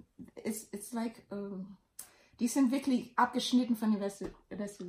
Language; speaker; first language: German; non-native, learner; English